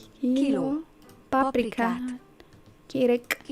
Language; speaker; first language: Hungarian; non-native, learner; English